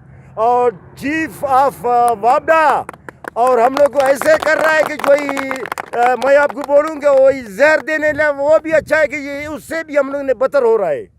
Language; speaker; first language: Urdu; non-native, local second language; Baluchi